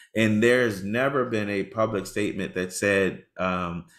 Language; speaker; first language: English; native; English